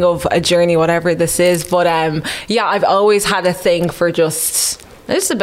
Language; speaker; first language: English; native; English